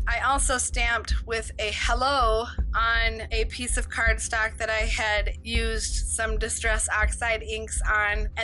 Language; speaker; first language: English; native; English